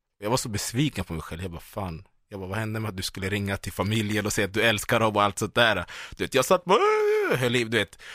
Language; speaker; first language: Swedish; early bilingual, other home language; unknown